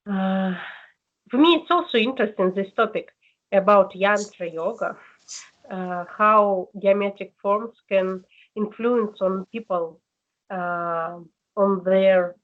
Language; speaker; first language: English; non-native, learner; Russian